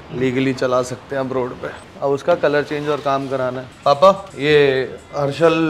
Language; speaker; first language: Hindi; native; Hindi